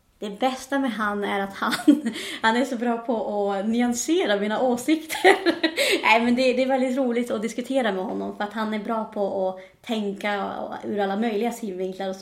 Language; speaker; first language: Swedish; native; Swedish